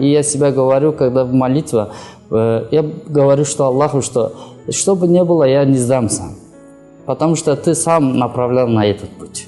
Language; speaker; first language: Russian; non-native, learner; Kyrgyz